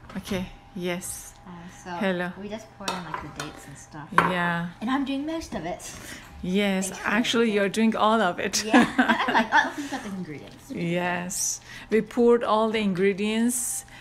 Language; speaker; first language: English; non-native, fluent; Persian